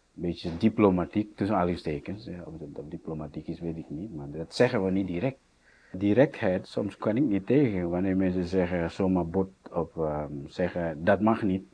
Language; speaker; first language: Dutch; non-native, fluent; Indonesian